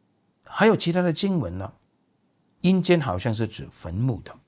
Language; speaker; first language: Chinese; native; Chinese